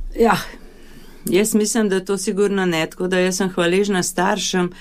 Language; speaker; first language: Slovenian; early bilingual, other home language; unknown